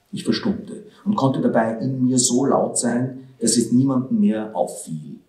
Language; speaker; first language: German; early bilingual, other home language; Hebrew